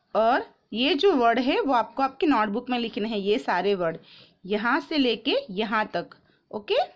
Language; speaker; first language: Hindi; non-native, local second language; Gujarati